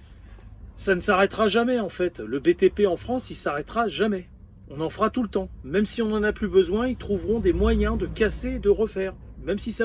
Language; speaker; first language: French; native; French